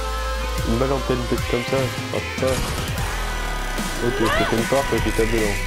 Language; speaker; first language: French; native; French